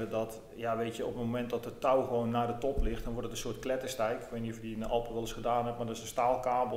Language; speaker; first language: Dutch; native; Dutch